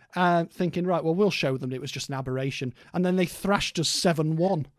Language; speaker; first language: English; native; English